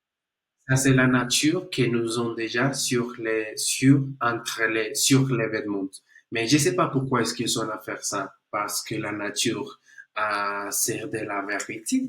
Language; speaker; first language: French; non-native, learner; Spanish